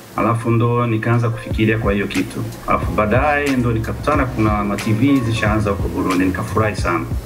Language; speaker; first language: Swahili; non-native, local second language; Rundi